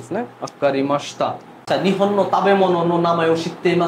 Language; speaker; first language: Japanese; non-native, fluent; Bangla